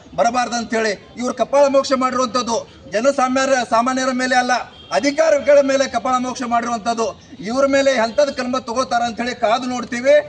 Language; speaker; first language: Kannada; non-native, local second language; Lambadi